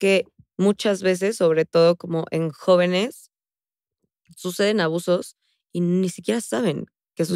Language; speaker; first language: Spanish; native; Spanish